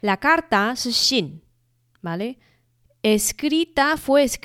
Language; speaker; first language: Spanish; non-native, fluent; Chinese